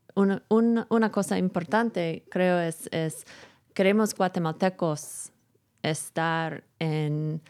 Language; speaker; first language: Spanish; non-native, learner; English